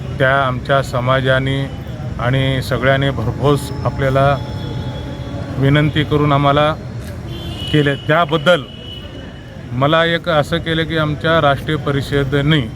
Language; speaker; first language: Marathi; non-native, local second language; Lambadi